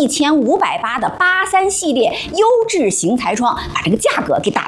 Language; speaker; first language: Chinese; native; Chinese